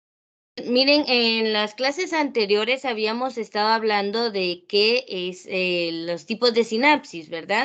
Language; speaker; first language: Spanish; native; Spanish